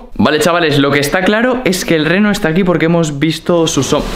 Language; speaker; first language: Spanish; native; Spanish